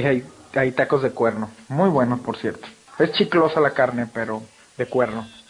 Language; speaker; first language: Spanish; native; Spanish